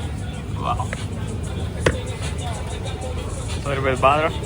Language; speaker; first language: English; non-native, fluent; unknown